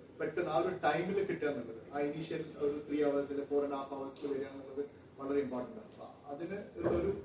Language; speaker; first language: Malayalam; native; Malayalam